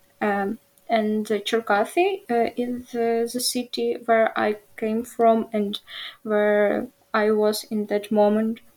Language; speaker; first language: English; non-native, learner; Ukrainian